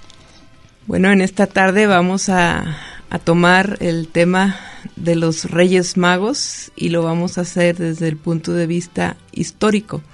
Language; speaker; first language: Spanish; native; Spanish